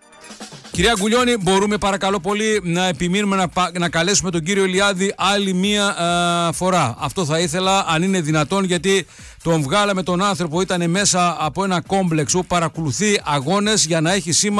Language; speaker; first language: Greek; native; Greek